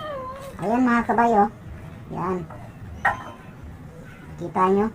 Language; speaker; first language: Filipino; non-native, local second language; Cebuano